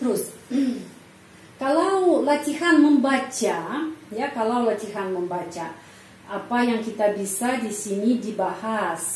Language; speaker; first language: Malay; non-native, fluent; Russian